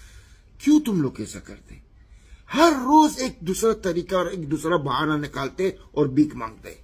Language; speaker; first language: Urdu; non-native, learner; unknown